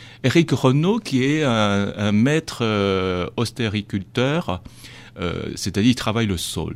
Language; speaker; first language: French; non-native, fluent; Chinese